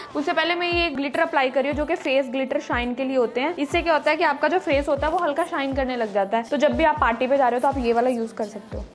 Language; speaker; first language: Hindi; native; Hindi